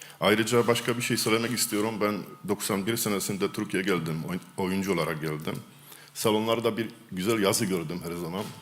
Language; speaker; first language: Turkish; non-native, learner; Polish